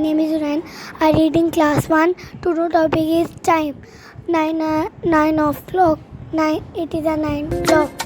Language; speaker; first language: English; non-native, learner; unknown